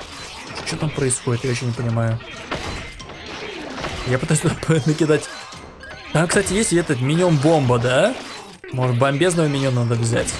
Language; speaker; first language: Russian; native; Russian